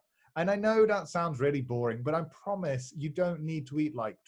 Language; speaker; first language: English; native; English